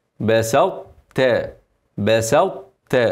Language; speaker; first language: Arabic; native; Arabic